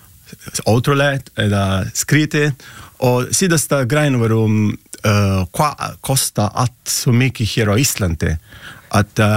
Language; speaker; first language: Icelandic; non-native, learner; Italian